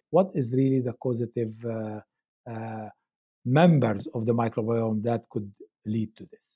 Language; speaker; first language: English; non-native, fluent; Arabic